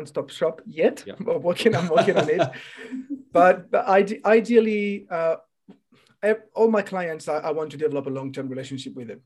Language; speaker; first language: English; non-native, fluent; French